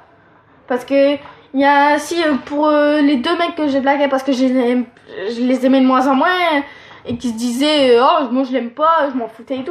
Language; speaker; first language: French; native; French